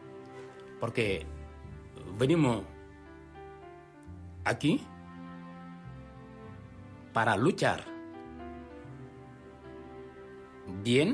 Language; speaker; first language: Spanish; non-native, learner; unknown